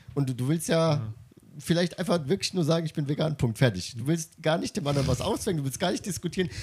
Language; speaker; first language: German; native; German